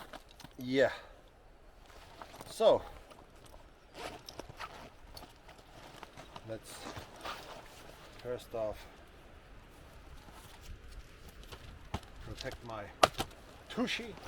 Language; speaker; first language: English; non-native, fluent; Finnish